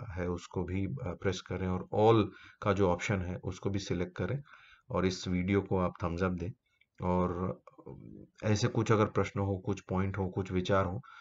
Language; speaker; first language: Hindi; native; Hindi